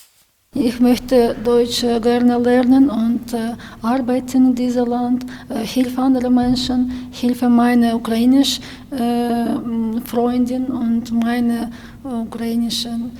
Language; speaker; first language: German; non-native, learner; Ukrainian